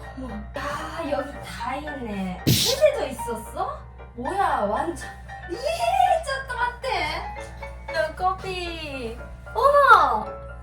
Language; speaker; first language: Korean; non-native, fluent; Japanese